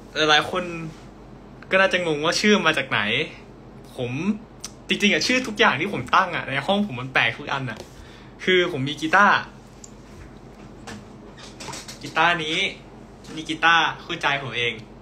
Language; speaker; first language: Thai; native; Thai